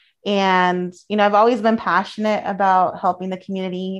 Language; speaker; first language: English; early bilingual, other home language; Spanish